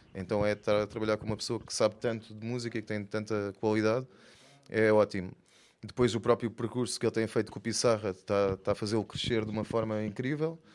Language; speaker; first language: Portuguese; native; Portuguese